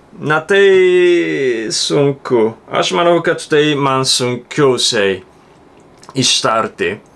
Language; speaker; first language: Lithuanian; non-native, learner; Japanese